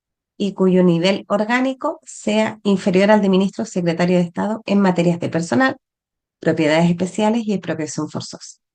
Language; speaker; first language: Spanish; native; Spanish